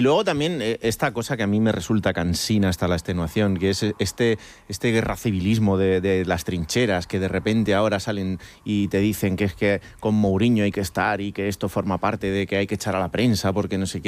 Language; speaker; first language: Spanish; native; Spanish